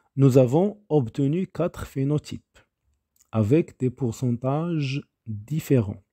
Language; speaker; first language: French; non-native, local second language; Arabic